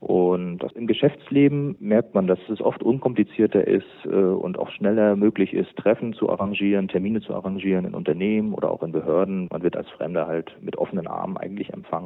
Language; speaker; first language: German; native; German